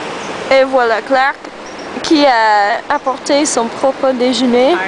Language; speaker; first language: French; non-native, learner; English